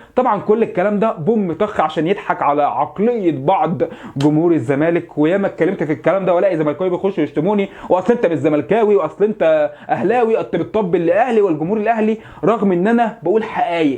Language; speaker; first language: Arabic; native; Arabic